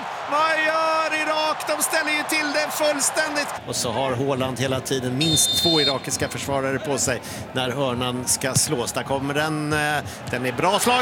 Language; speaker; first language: Swedish; native; Swedish